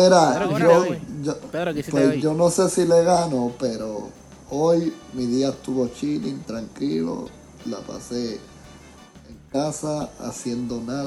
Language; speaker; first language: Spanish; native; Spanish